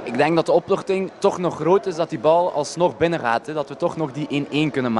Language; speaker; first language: Dutch; native; Dutch